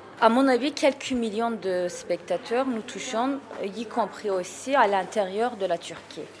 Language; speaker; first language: French; non-native, fluent; Turkish